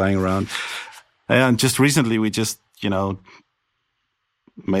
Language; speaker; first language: English; non-native, fluent; Danish